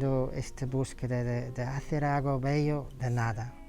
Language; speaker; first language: Spanish; non-native, fluent; English